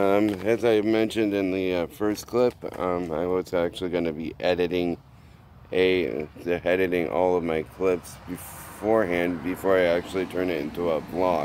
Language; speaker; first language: English; native; English